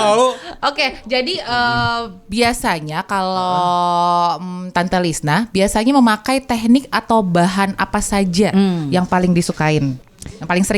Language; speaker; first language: Indonesian; native; Indonesian